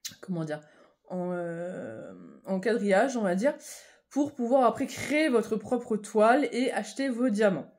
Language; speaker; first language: French; native; French